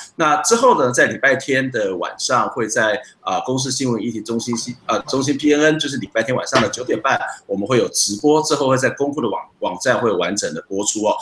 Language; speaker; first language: Chinese; native; Chinese